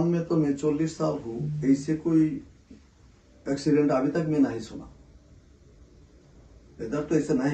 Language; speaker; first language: Hindi; non-native, local second language; Bangla